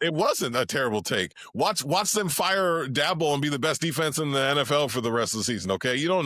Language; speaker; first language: English; native; English